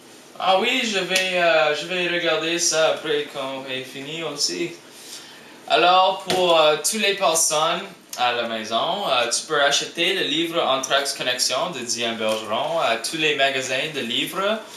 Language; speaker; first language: French; non-native, learner; English